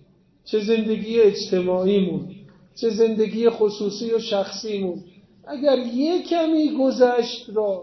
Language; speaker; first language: Persian; native; Persian